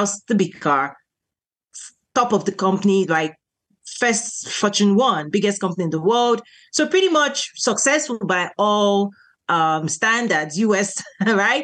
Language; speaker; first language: English; non-native, local second language; Yoruba